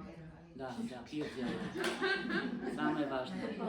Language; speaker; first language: Russian; non-native, fluent; Armenian